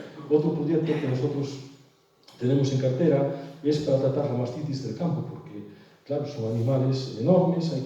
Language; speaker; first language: Spanish; native; Spanish